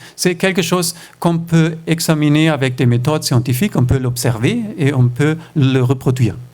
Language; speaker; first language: French; non-native, fluent; German